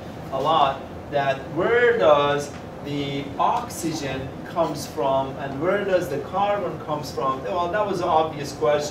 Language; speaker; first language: English; non-native, fluent; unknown